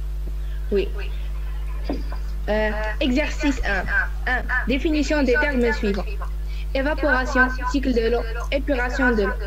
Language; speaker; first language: French; non-native, local second language; Arabic